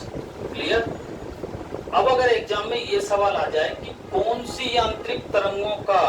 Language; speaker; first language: Hindi; native; Hindi